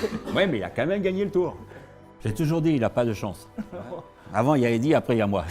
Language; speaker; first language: French; native; French